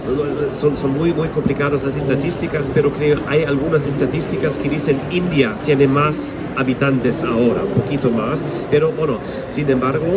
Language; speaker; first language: Spanish; non-native, fluent; German